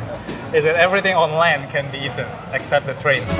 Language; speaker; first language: English; non-native, learner; Indonesian